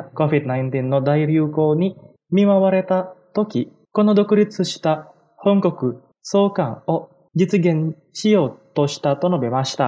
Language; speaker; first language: Japanese; non-native, fluent; Indonesian